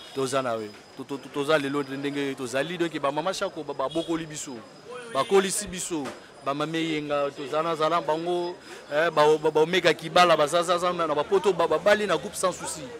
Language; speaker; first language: Lingala; native; Lingala